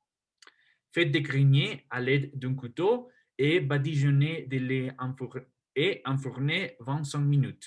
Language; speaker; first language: French; non-native, learner; Spanish